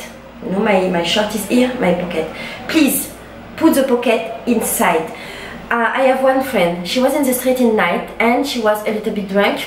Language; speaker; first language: English; non-native, learner; French